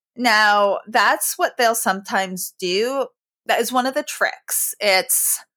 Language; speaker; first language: English; native; English